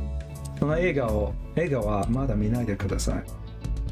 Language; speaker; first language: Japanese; non-native, learner; English